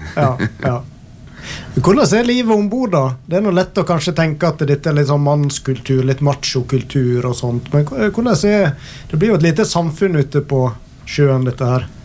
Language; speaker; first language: Norwegian; native; Norwegian